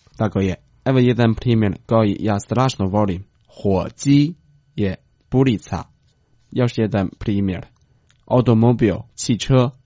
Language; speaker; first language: Croatian; non-native, fluent; Chinese